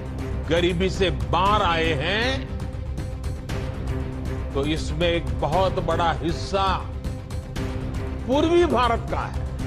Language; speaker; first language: Hindi; non-native, local second language; Gujarati